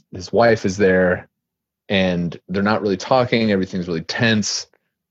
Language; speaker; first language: English; native; English